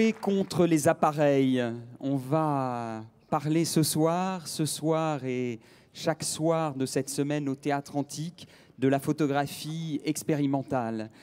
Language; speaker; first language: French; native; French